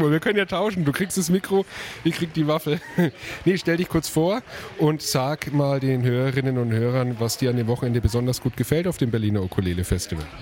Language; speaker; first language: German; native; German